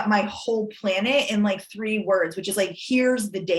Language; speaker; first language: English; native; English